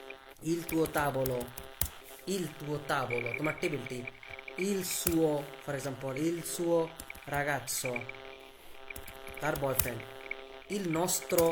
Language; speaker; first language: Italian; non-native, fluent; Bangla